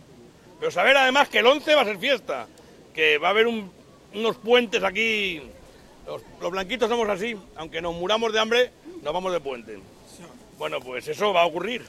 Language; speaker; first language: Spanish; native; Spanish